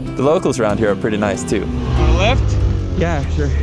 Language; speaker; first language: English; non-native, fluent; Norwegian